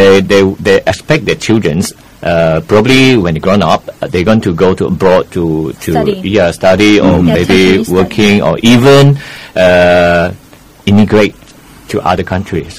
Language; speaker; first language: English; non-native, local second language; Chinese